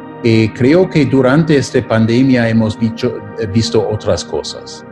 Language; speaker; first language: Spanish; non-native, fluent; German